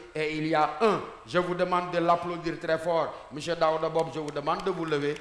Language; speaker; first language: French; non-native, local second language; Wolof